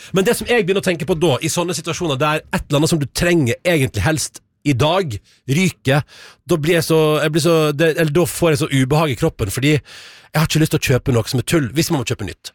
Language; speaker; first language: Norwegian; native; Norwegian